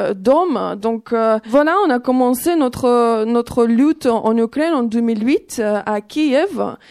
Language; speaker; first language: French; non-native, fluent; Ukrainian